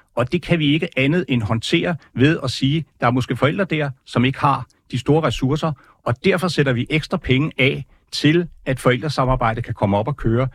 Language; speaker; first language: Danish; native; Danish